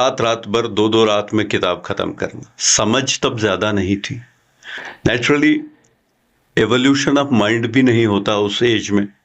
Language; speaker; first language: Hindi; non-native, local second language; Kashmiri